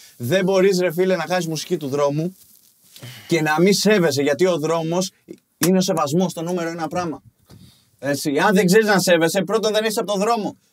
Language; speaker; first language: Greek; early bilingual, other home language; Albanian